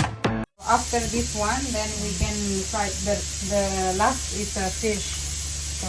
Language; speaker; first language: English; non-native, learner; Indonesian